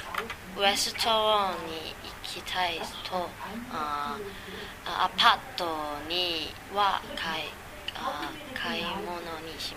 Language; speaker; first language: Japanese; non-native, learner; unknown